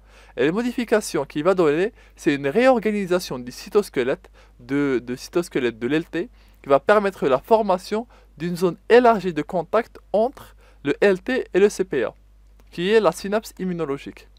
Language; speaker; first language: French; non-native, local second language; Arabic